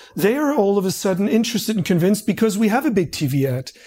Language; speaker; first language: English; non-native, fluent; German